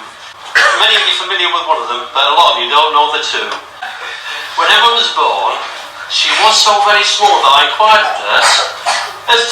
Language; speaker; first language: English; native; English